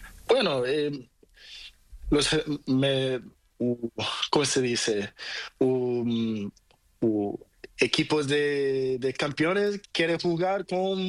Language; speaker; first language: Spanish; non-native, learner; Portuguese